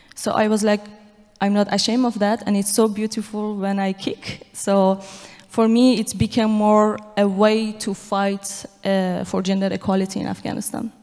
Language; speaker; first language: English; non-native, fluent; Persian